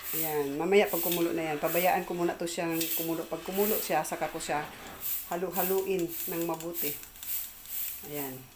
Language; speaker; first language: Filipino; non-native, local second language; Cebuano